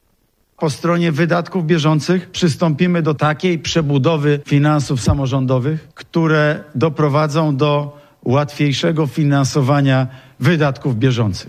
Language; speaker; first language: Polish; native; Polish